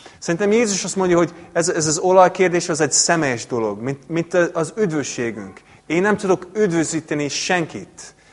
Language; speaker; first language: Hungarian; non-native, fluent; English